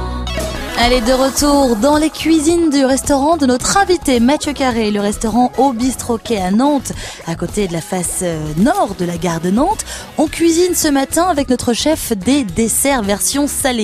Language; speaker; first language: French; native; French